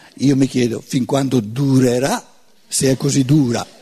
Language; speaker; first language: Italian; native; Italian